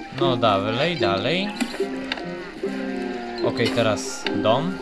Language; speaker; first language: Polish; native; Polish